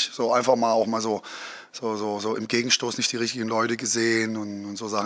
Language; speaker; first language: German; native; German